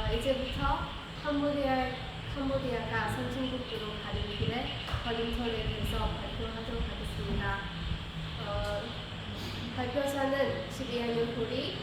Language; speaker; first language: Korean; non-native, learner; Khmer